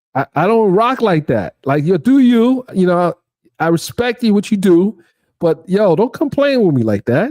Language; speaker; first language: English; native; English